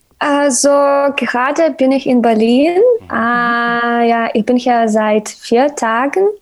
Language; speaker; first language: German; non-native, learner; Ukrainian